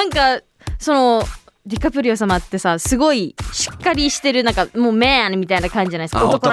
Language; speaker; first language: Japanese; early bilingual, heritage; Japanese